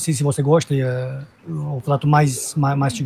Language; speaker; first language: Portuguese; non-native, fluent; Turkish